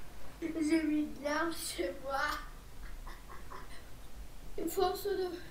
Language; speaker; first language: French; native; French